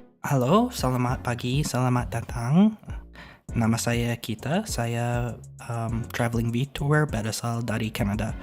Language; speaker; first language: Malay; non-native, learner; English